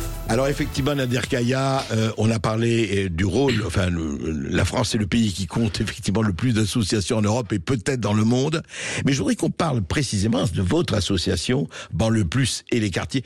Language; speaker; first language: French; native; French